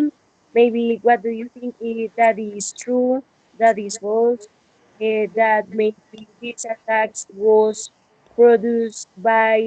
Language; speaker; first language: English; non-native, learner; Spanish